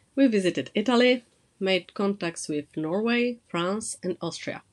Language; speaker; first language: English; non-native, fluent; Polish